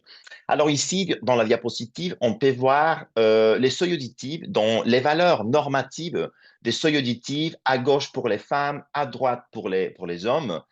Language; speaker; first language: French; non-native, fluent; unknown